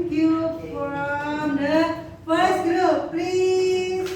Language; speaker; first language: English; non-native, fluent; Indonesian